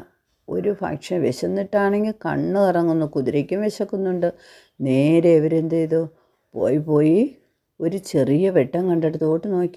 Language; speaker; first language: Malayalam; native; Malayalam